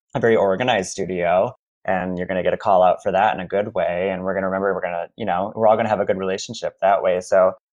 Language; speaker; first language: English; native; English